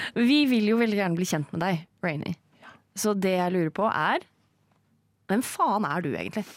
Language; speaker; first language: Norwegian; native; Norwegian